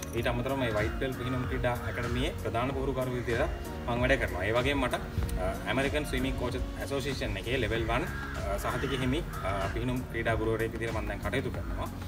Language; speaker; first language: Sinhala; native; Sinhala